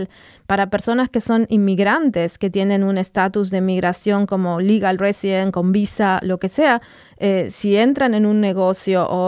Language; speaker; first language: Spanish; native; Spanish